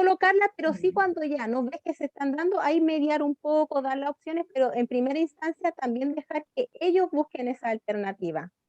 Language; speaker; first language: Spanish; native; Spanish